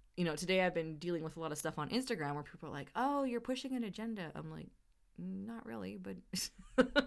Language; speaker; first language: English; native; English